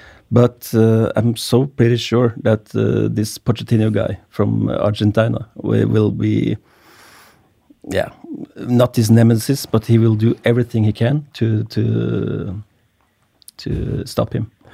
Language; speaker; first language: English; non-native, fluent; Norwegian